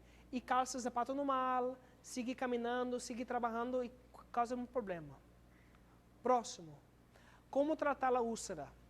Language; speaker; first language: Spanish; non-native, learner; English